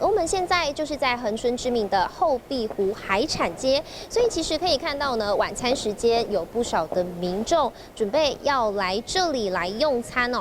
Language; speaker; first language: Chinese; native; Chinese